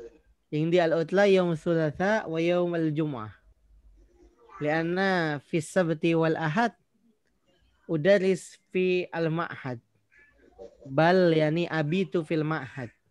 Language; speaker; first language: Arabic; non-native, fluent; Indonesian